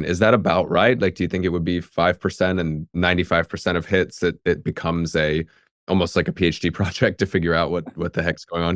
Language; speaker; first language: English; native; English